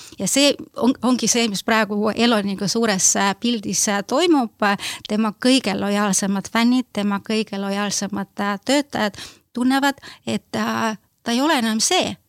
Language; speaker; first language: Estonian; non-native, local second language; Russian